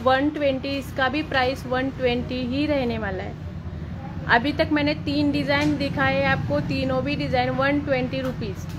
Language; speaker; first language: Hindi; non-native, local second language; Marathi